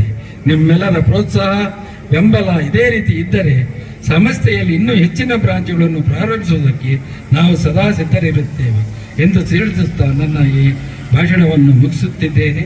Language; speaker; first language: Kannada; native; Kannada